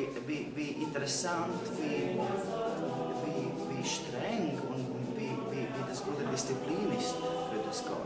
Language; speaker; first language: German; non-native, learner; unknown